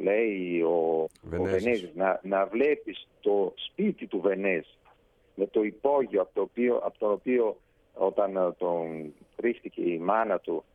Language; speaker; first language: Greek; non-native, fluent; Italian